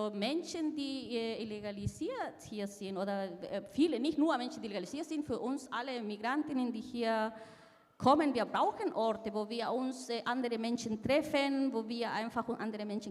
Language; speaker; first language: German; non-native, fluent; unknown